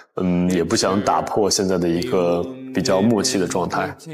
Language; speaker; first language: Chinese; native; Chinese